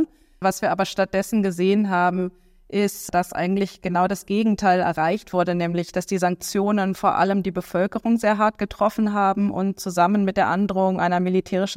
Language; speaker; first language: German; native; German